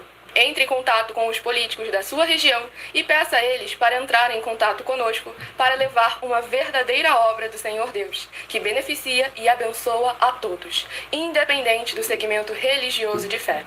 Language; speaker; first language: Portuguese; native; Portuguese